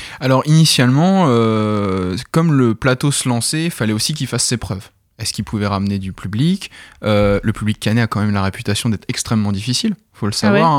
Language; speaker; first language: French; native; French